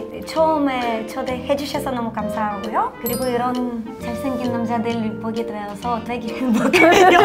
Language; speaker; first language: Korean; non-native, fluent; Ukrainian